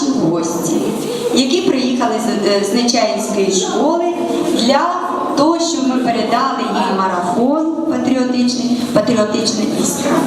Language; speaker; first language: Ukrainian; native; Ukrainian